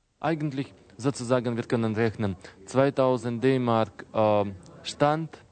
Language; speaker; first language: German; non-native, fluent; Russian